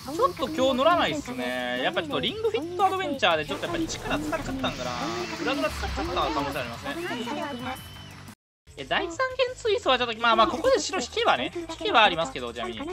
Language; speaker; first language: Japanese; native; Japanese